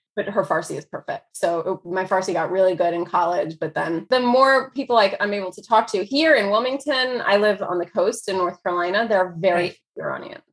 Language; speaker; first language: English; native; English